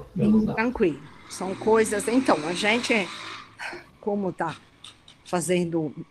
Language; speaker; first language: Portuguese; non-native, fluent; Italian